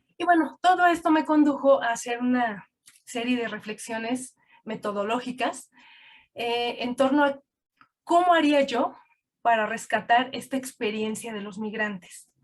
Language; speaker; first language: Spanish; native; Spanish